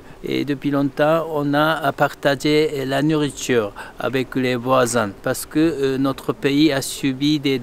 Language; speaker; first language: French; non-native, fluent; Japanese